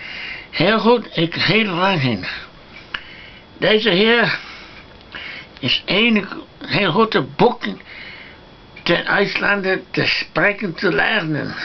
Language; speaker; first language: Dutch; non-native, learner; Spanish